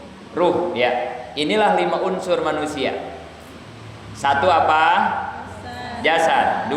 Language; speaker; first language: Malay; non-native, local second language; Sundanese